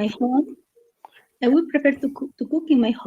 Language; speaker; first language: English; non-native, learner; Spanish